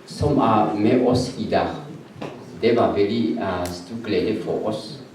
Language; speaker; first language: Norwegian; non-native, learner; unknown